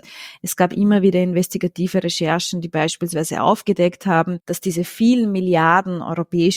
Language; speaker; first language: German; native; German